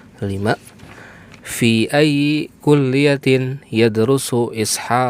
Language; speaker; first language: Arabic; non-native, learner; Indonesian